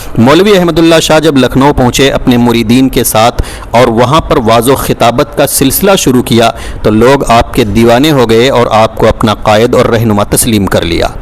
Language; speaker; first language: Urdu; native; Urdu